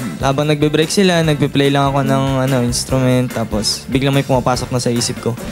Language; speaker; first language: Filipino; native; Filipino